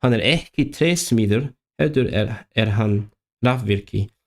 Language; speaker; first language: Icelandic; non-native, learner; Chinese